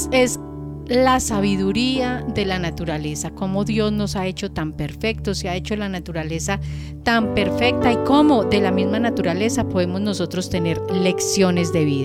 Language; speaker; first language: Spanish; native; Spanish